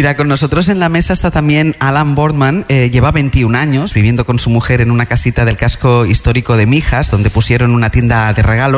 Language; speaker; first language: Spanish; native; Spanish